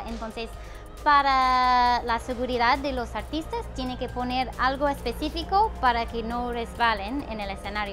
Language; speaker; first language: Spanish; non-native, fluent; English